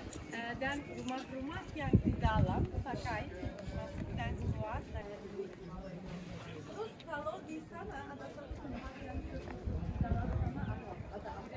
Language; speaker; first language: Indonesian; non-native, fluent; Turkish